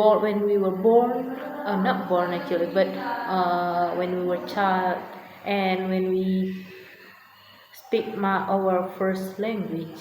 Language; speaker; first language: English; non-native, learner; Indonesian